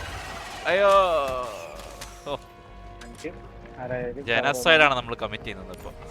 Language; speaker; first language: Malayalam; native; Malayalam